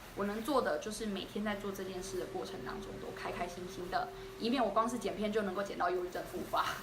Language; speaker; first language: Chinese; native; Chinese